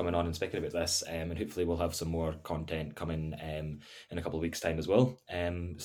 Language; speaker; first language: English; native; English